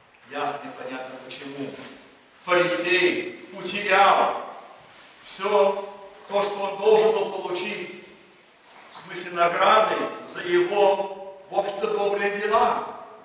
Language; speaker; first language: Russian; early bilingual, heritage; Russian